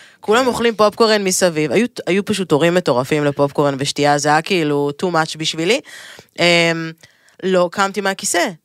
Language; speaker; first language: Hebrew; native; Hebrew